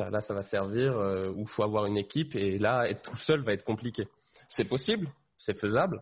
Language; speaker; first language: French; native; French